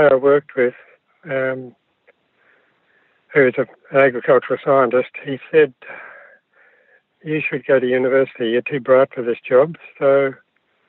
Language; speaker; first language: English; native; English